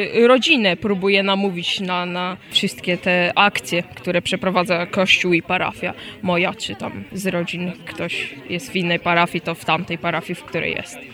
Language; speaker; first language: Polish; native; Polish